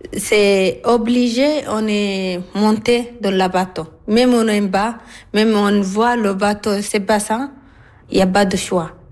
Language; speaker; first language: French; non-native, learner; Arabic